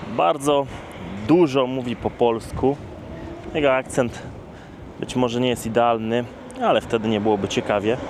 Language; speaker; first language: Polish; native; Polish